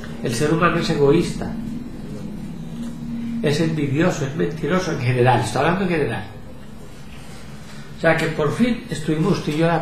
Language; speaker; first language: Spanish; native; Spanish